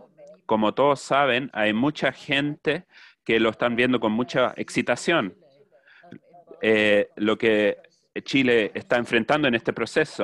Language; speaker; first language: Spanish; non-native, fluent; English